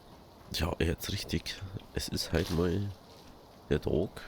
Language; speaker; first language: German; native; German